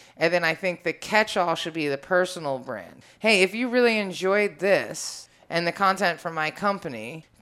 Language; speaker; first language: English; native; English